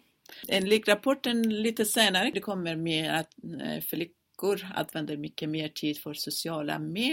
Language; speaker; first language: Swedish; non-native, fluent; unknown